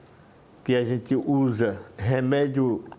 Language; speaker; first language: Portuguese; non-native, local second language; Yanomámi